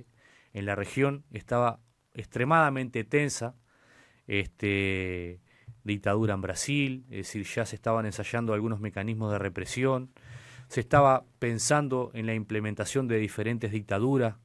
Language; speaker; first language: Spanish; native; Spanish